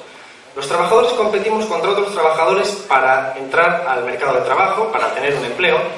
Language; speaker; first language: Spanish; native; Spanish